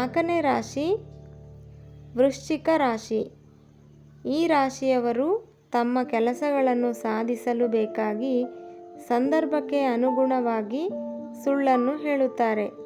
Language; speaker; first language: Kannada; native; Kannada